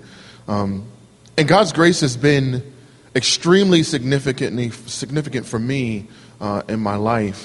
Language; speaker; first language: English; native; English